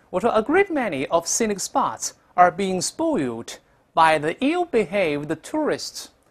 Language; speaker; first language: English; non-native, fluent; Chinese